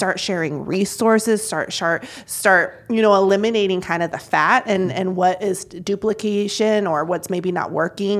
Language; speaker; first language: English; native; English